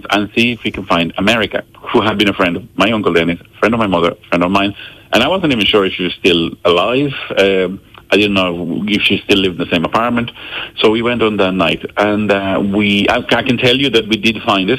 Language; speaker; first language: English; non-native, fluent; Spanish